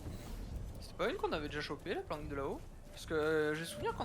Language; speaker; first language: French; native; French